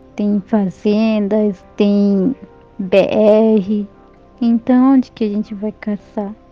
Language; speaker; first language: Portuguese; non-native, local second language; Guarani